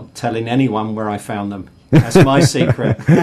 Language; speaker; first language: English; native; English